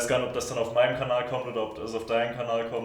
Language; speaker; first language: German; native; German